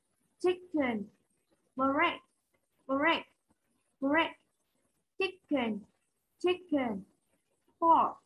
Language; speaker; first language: English; non-native, learner; Vietnamese